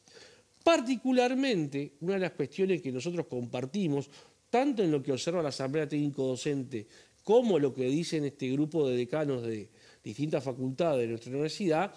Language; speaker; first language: Spanish; native; Spanish